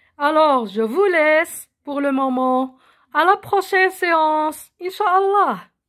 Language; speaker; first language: French; non-native, local second language; Arabic